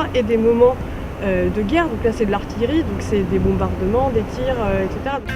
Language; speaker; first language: French; native; French